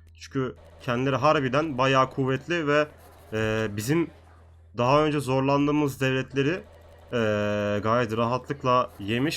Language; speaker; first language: Turkish; native; Turkish